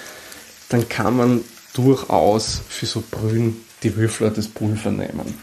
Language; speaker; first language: German; native; German